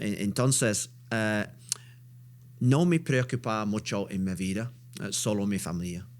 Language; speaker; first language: Spanish; non-native, learner; English